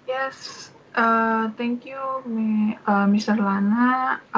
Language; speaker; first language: English; non-native, learner; Indonesian